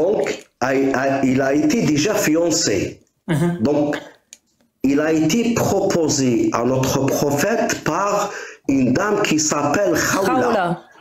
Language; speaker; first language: French; non-native, local second language; Arabic